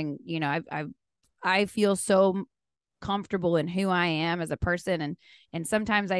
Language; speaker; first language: English; native; English